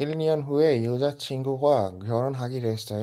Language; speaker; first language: Korean; non-native, learner; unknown